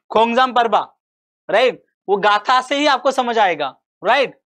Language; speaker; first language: Hindi; non-native, local second language; Marathi